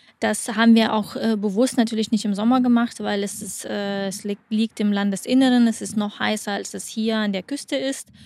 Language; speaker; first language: German; non-native, fluent; Lithuanian